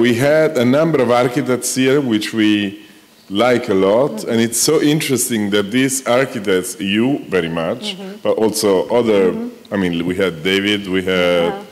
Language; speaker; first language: English; non-native, fluent; Italian